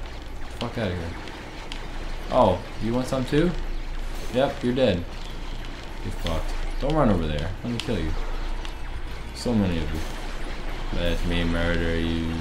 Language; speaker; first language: English; native; English